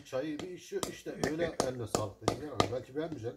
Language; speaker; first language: Turkish; native; Turkish